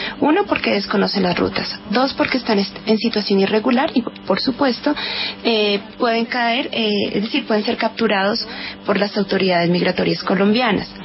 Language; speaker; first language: Spanish; native; Spanish